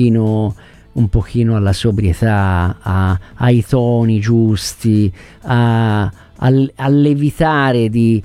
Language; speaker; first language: Italian; native; Italian